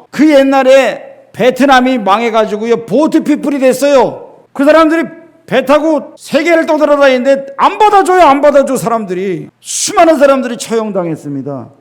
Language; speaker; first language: Korean; native; Korean